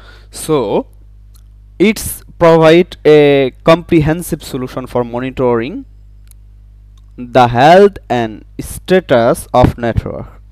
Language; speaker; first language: English; non-native, local second language; Bangla